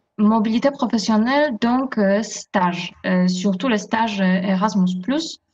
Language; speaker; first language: French; non-native, fluent; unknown